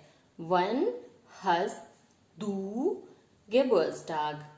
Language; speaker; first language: German; non-native, learner; Hindi